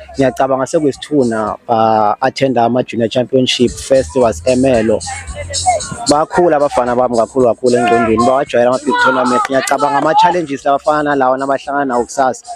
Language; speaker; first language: Zulu; non-native, local second language; Swati